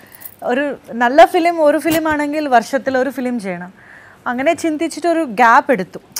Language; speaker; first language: Malayalam; non-native, fluent; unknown